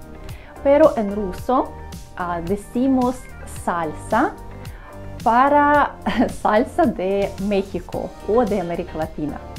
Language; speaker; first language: Spanish; non-native, learner; Russian